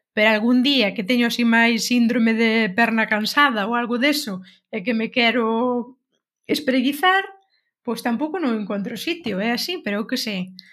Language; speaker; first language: Galician; native; Galician